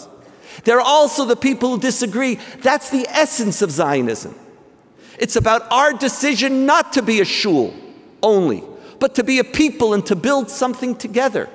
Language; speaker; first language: English; native; English